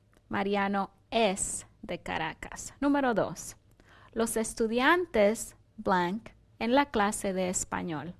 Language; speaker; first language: Spanish; non-native, fluent; English